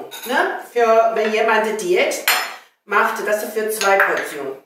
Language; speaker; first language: German; non-native, learner; Chinese